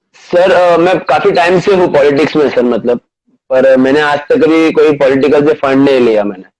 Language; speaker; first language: Hindi; non-native, local second language; Marathi